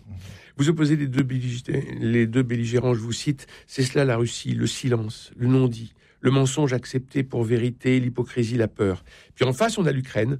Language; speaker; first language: French; native; French